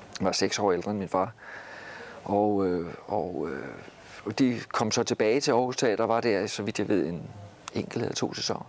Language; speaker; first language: Danish; native; Danish